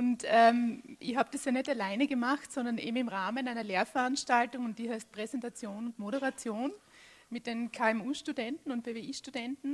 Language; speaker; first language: German; native; German